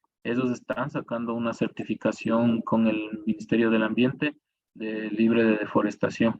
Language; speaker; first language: Spanish; native; Spanish